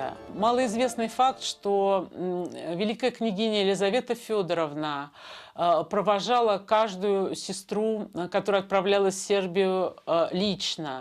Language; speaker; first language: Russian; native; Russian